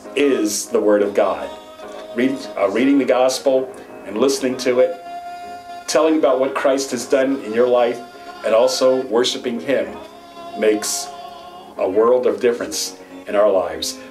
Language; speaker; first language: English; native; English